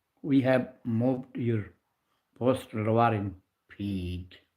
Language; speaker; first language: English; non-native, local second language; Bangla